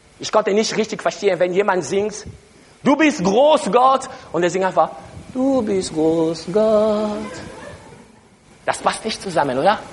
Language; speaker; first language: German; non-native, learner; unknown